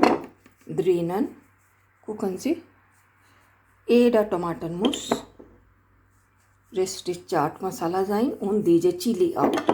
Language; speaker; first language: German; non-native, learner; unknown